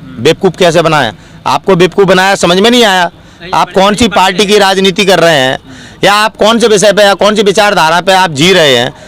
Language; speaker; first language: Hindi; native; Hindi